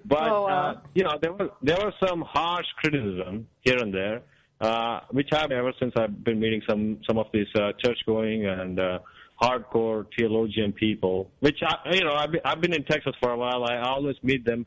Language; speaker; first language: English; non-native, local second language; Kannada